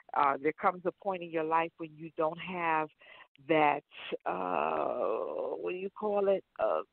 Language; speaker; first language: English; native; English